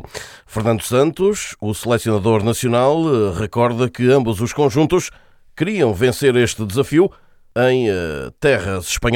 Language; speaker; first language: Portuguese; native; Portuguese